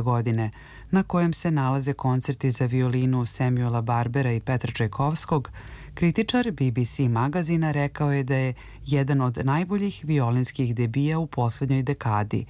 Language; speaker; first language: Serbian; native; Serbian